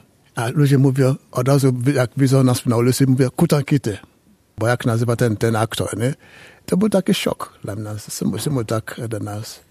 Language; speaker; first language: Polish; non-native, fluent; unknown